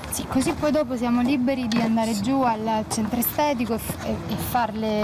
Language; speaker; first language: Italian; native; Italian